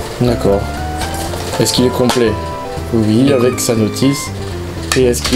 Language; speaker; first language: French; native; French